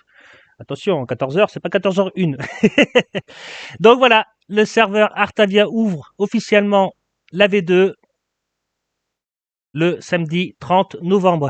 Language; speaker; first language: French; native; French